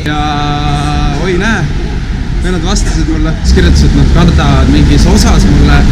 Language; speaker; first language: Estonian; native; Estonian